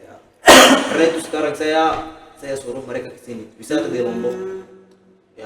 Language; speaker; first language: Indonesian; non-native, learner; Arabic